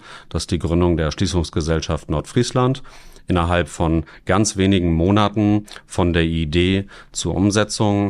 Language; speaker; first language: German; native; German